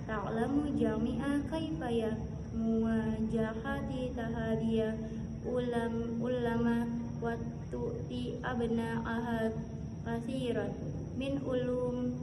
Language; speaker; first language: Arabic; non-native, learner; Indonesian